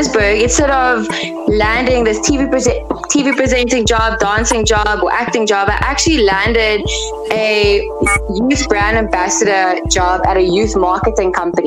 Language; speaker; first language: English; native; English